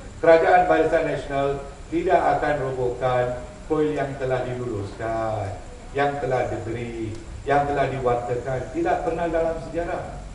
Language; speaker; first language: Malay; non-native, local second language; Tamil